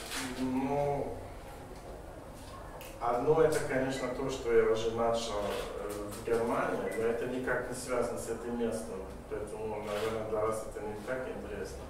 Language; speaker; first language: Russian; non-native, fluent; German